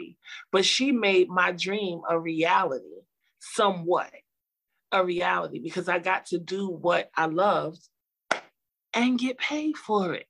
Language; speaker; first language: English; native; English